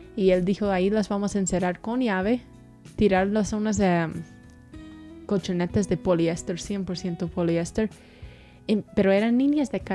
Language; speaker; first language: Spanish; non-native, fluent; English